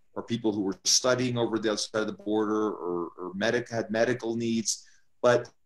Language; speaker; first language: English; early bilingual, other home language; Spanish